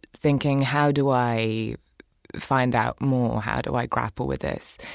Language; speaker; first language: English; native; English